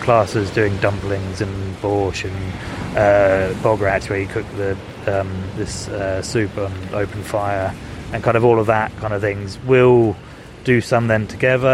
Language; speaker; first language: English; native; English